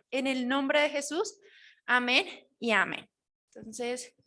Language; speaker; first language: Spanish; native; Spanish